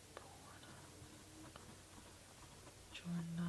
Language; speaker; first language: Italian; non-native, learner; English